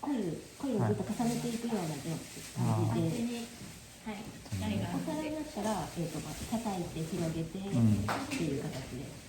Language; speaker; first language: Japanese; native; Japanese